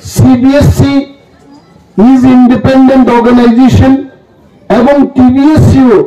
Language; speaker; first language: English; non-native, local second language; Bangla